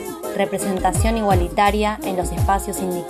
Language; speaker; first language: Spanish; native; Spanish